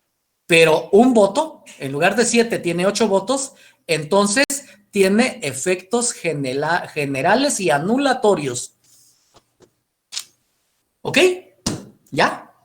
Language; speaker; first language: Spanish; native; Spanish